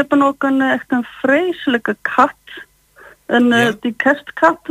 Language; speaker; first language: Dutch; non-native, fluent; Icelandic